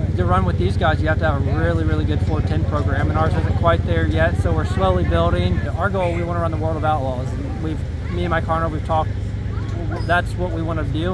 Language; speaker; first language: English; native; English